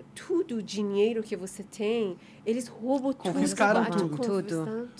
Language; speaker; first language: Portuguese; non-native, fluent; Persian